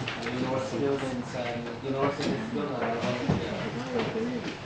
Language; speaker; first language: English; non-native, fluent; Chinese